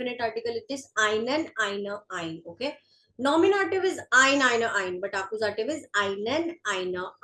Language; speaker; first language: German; non-native, fluent; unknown